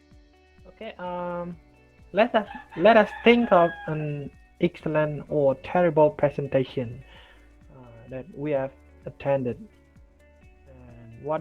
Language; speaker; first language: English; non-native, learner; Indonesian